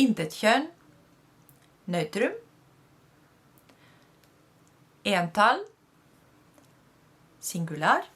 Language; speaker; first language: Norwegian; non-native, fluent; Spanish